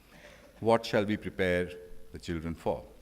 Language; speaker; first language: English; non-native, local second language; Bangla